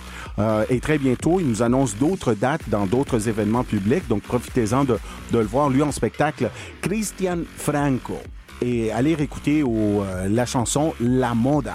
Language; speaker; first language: French; non-native, fluent; Spanish